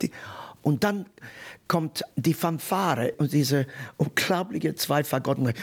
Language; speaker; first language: German; non-native, fluent; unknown